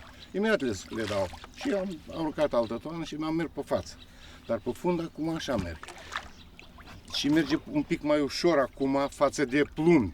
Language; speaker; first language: Romanian; native; Romanian